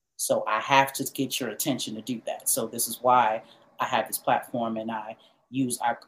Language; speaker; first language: English; native; English